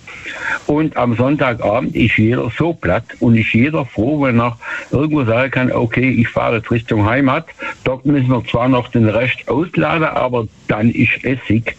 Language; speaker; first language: German; native; German